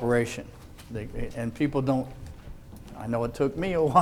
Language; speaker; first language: English; native; English